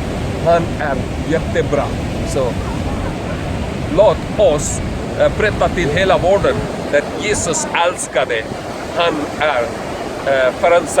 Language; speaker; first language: Swedish; non-native, learner; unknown